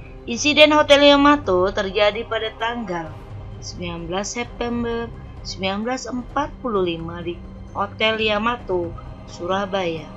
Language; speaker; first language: Indonesian; native; Indonesian